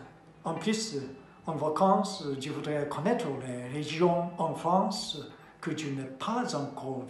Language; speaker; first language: French; non-native, learner; Japanese